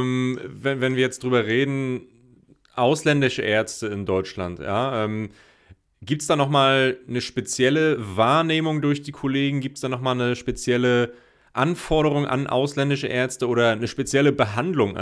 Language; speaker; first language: German; native; German